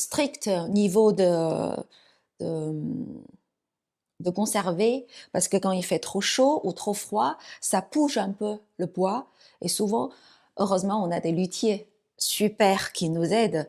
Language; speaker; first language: French; non-native, fluent; Chinese